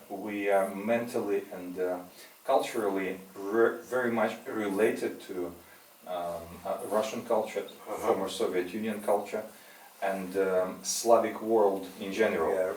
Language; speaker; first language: English; non-native, fluent; Russian